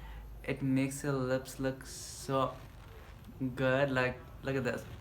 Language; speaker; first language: English; non-native, local second language; Nepali